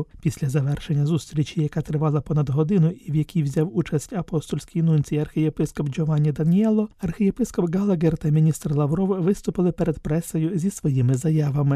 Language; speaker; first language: Ukrainian; native; Ukrainian